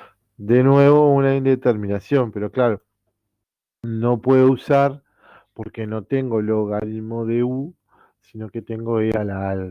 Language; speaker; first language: Spanish; native; Spanish